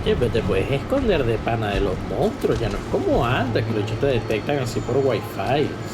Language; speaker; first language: Spanish; native; Spanish